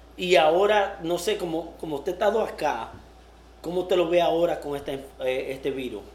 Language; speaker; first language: Spanish; early bilingual, heritage; Spanish